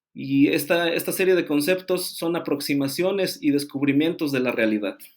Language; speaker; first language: Spanish; native; Spanish